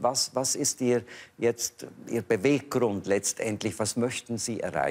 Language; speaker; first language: German; native; German